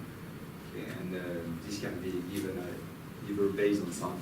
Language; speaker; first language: English; non-native, fluent; French